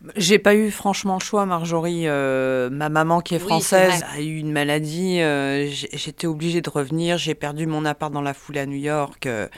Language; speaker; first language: French; native; French